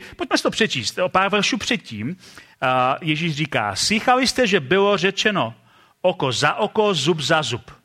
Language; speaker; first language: Czech; native; Czech